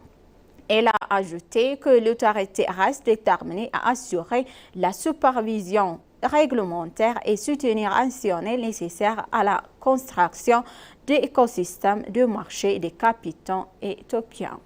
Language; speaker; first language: French; non-native, fluent; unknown